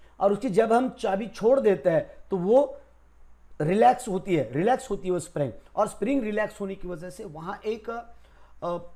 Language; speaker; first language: Hindi; non-native, local second language; Marathi